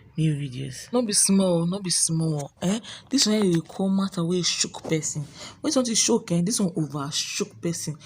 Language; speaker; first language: Nigerian Pidgin; native; Nigerian Pidgin